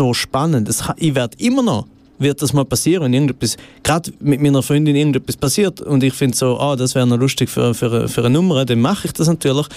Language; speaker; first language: German; native; German